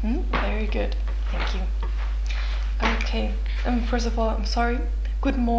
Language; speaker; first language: English; non-native, fluent; German